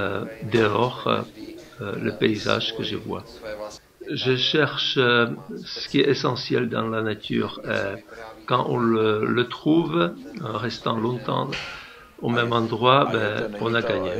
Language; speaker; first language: French; non-native, fluent; Czech